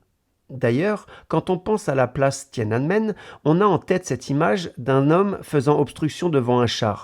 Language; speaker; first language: French; native; French